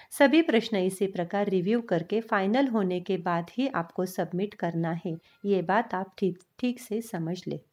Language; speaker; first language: Hindi; non-native, local second language; Marathi